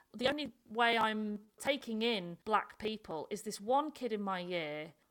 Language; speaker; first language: English; native; English